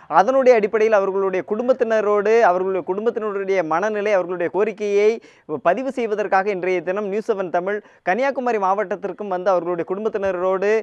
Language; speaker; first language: Tamil; native; Tamil